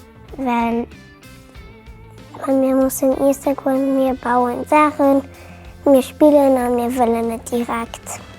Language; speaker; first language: German; non-native, local second language; Luxembourgish